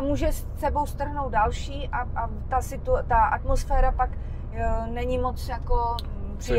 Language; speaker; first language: Czech; native; Czech